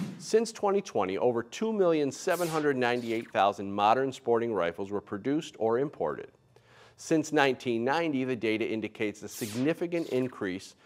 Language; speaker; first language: English; native; English